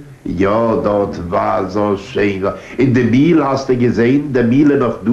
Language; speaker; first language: German; non-native, learner; Polish